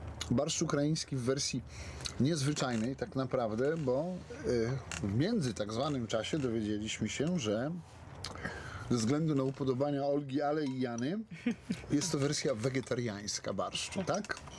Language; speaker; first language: Polish; native; Polish